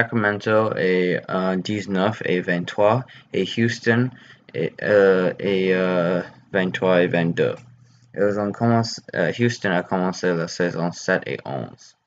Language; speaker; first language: French; non-native, learner; English